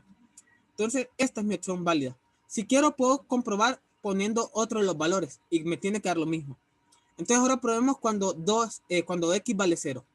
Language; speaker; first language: Spanish; native; Spanish